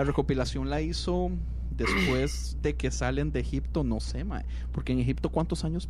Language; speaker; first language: Spanish; native; Spanish